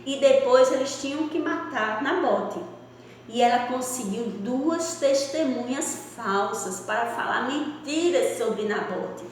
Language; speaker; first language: Portuguese; native; Portuguese